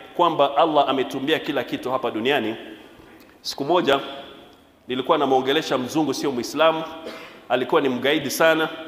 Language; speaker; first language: Swahili; non-native, local second language; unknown